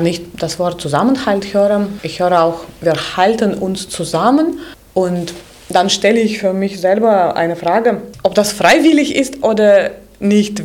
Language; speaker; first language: German; non-native, fluent; Russian